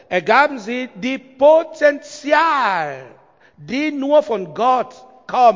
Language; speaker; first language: German; non-native, learner; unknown